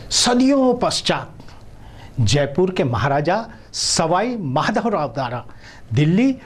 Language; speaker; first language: Hindi; non-native, local second language; Marathi